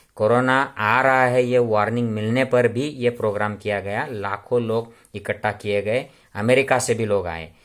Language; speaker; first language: Hindi; non-native, local second language; Marathi